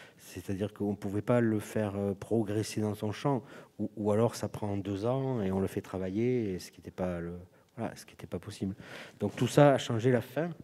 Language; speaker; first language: French; native; French